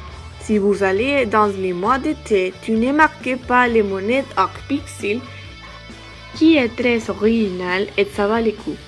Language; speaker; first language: French; non-native, learner; Spanish